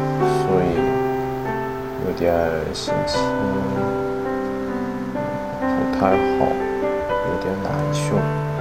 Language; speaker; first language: Chinese; non-native, learner; Korean